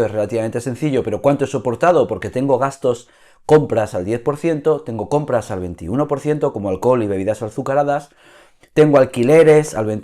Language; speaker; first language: Spanish; native; Spanish